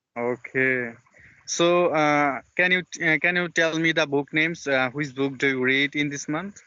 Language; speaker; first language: English; non-native, fluent; Bangla